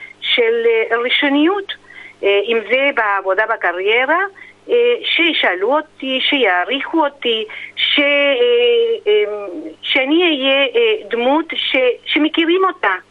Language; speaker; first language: Hebrew; non-native, fluent; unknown